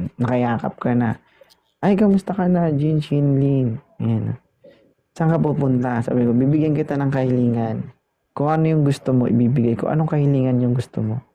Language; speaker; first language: Filipino; non-native, local second language; Cebuano